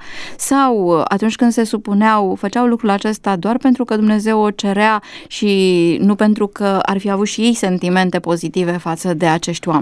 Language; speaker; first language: Romanian; native; Romanian